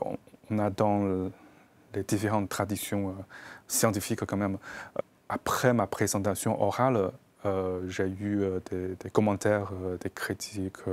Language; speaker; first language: French; non-native, fluent; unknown